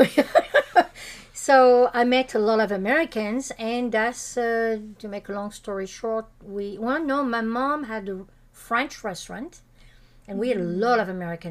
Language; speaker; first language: English; non-native, fluent; French